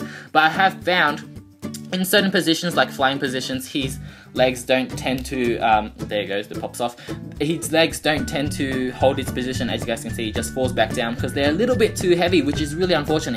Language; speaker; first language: English; native; English